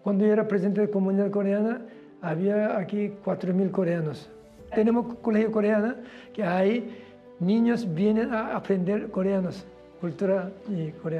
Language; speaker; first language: Spanish; non-native, learner; Korean